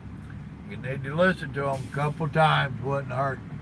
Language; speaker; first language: English; native; English